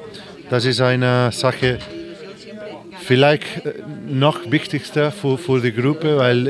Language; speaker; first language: German; non-native, fluent; Spanish